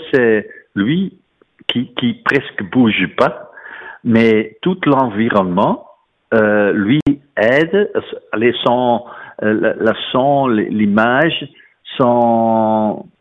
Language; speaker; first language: French; non-native, fluent; Dutch